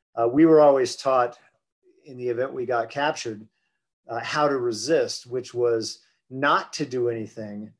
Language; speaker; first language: English; native; English